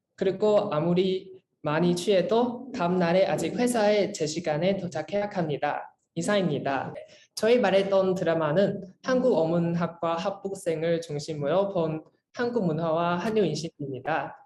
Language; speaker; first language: Korean; non-native, learner; Chinese